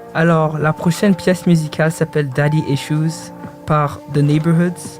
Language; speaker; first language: French; early bilingual, other home language; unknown